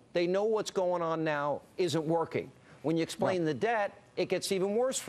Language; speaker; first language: English; native; English